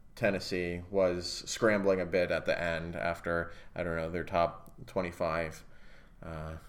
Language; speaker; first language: English; native; English